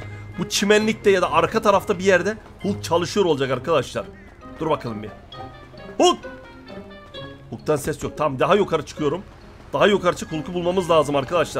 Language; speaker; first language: Turkish; native; Turkish